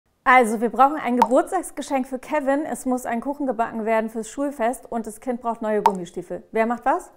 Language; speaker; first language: German; native; German